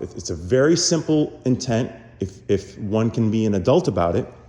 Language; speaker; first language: English; native; English